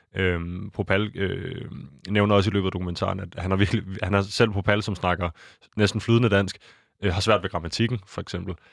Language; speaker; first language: Danish; native; Danish